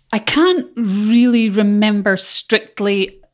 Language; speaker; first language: English; native; English